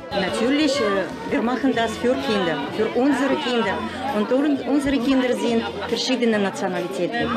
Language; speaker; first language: German; non-native, learner; Russian